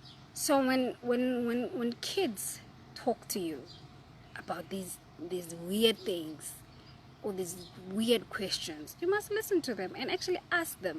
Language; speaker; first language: English; non-native, local second language; Zulu